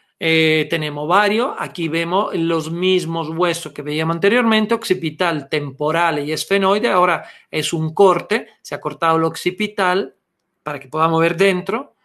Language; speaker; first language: Spanish; non-native, fluent; Italian